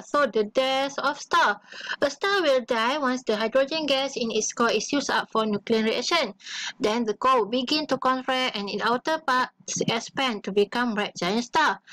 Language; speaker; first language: English; non-native, local second language; Malay